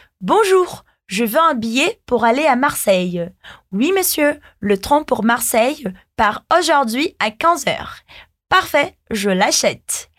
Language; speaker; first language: French; non-native, fluent; Portuguese